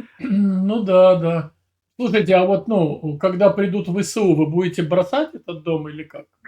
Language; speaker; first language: Russian; native; Russian